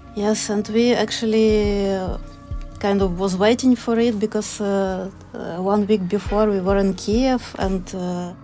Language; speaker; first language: English; non-native, fluent; Ukrainian